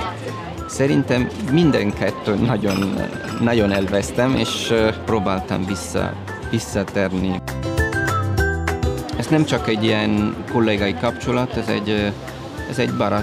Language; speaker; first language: Hungarian; non-native, learner; Italian